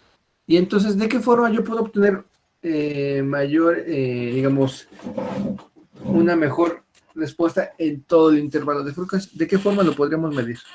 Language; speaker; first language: Spanish; native; Spanish